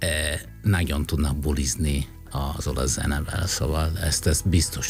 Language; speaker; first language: Hungarian; non-native, fluent; Italian